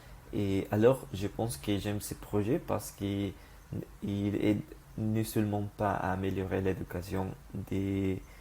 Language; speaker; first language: French; non-native, learner; Spanish